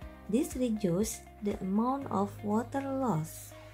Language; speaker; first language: English; non-native, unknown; Indonesian